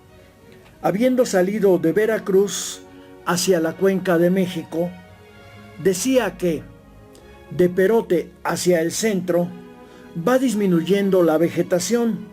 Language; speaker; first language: Spanish; native; Spanish